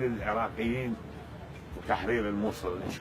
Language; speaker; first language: Arabic; native; Arabic